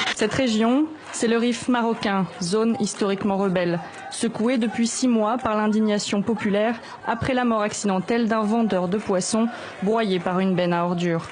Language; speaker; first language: French; native; French